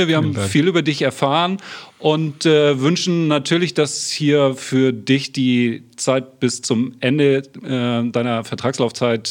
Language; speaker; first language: German; native; German